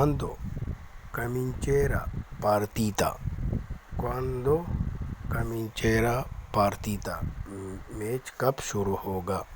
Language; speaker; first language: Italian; non-native, learner; Urdu